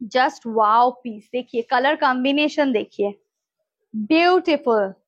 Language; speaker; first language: Hindi; non-native, local second language; Bangla